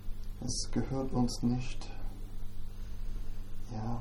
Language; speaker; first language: German; non-native, learner; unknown